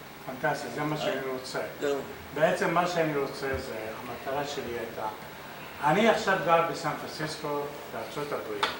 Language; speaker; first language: Hebrew; early bilingual, other home language; Arabic